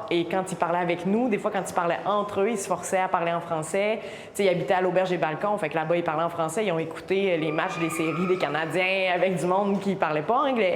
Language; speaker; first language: French; native; French